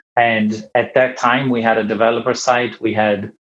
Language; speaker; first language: English; non-native, fluent; Italian